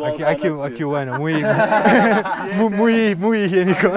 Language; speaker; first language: Spanish; non-native, learner; Turkish